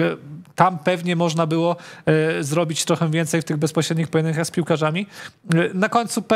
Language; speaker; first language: Polish; native; Polish